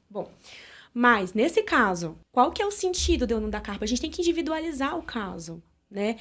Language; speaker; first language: Portuguese; native; Portuguese